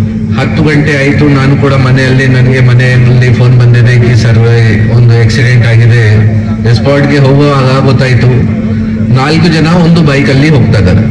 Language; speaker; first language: Kannada; non-native, local second language; Hindi